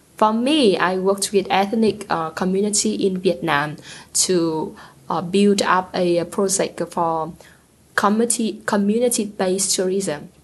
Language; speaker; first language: English; non-native, learner; Vietnamese